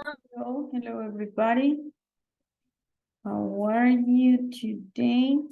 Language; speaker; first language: English; non-native, local second language; Spanish